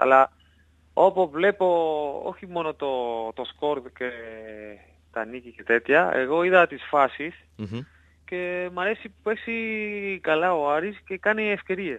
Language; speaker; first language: Greek; non-native, learner; Spanish